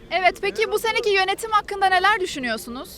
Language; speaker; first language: Turkish; native; Turkish